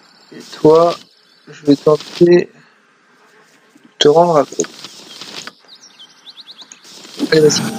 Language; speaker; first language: French; native; French